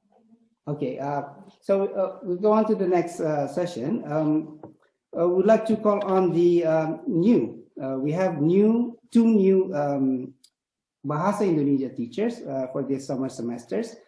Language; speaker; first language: English; non-native, fluent; Indonesian